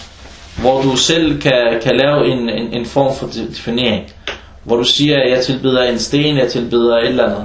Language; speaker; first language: Danish; early bilingual, other home language; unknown